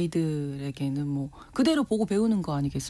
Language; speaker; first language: Korean; native; Korean